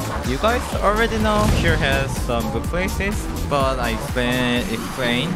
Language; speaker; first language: English; non-native, learner; Korean